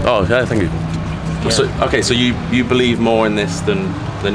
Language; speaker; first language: English; native; English